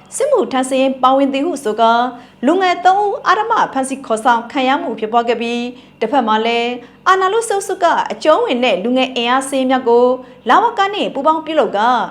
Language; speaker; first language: Burmese; native; Burmese